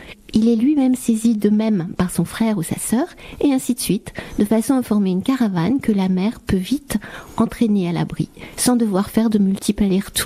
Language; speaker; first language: French; native; French